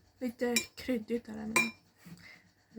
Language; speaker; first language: Swedish; early bilingual, other home language; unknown